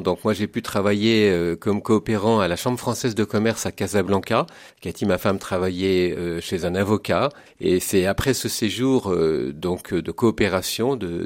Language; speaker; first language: French; native; French